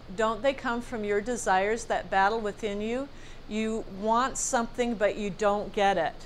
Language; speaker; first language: English; native; English